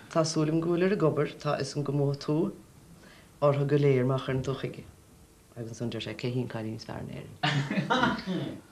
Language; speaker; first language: Irish; native; Irish